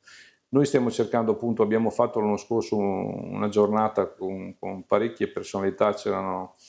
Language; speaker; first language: Italian; native; Italian